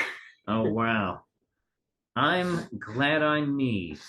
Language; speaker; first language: English; native; English